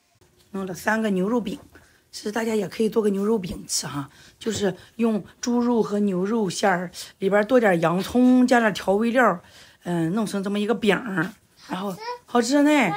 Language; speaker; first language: Chinese; native; Chinese